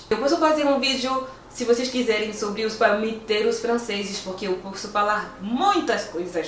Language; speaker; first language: Portuguese; non-native, fluent; French